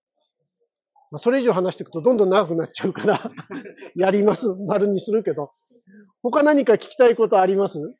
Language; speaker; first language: Japanese; native; Japanese